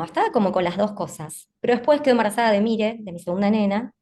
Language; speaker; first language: Spanish; native; Spanish